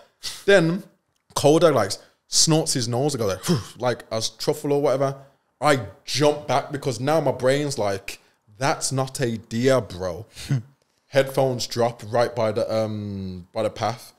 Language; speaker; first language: English; native; English